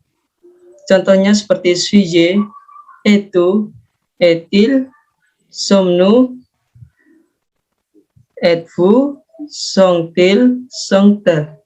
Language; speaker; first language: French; non-native, learner; Indonesian